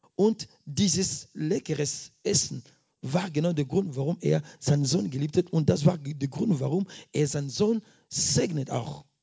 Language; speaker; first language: German; non-native, fluent; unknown